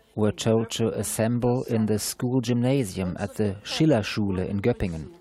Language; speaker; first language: English; non-native, fluent; German